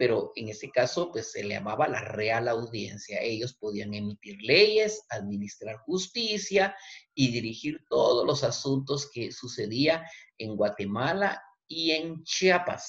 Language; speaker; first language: Spanish; native; Spanish